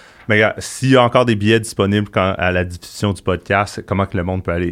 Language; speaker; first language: French; native; French